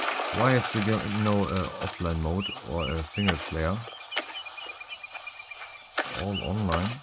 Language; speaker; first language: English; non-native, learner; German